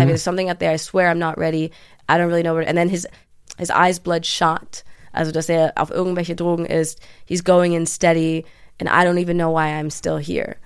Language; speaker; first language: English; early bilingual, other home language; German